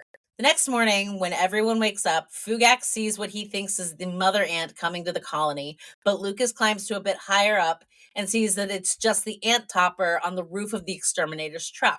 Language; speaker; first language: English; native; English